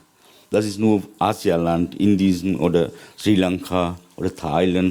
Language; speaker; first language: German; non-native, learner; Sinhala